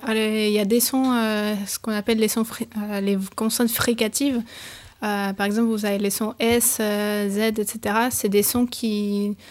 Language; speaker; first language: French; non-native, fluent; Spanish